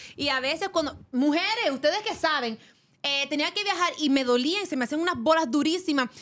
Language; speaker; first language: Spanish; early bilingual, heritage; Spanish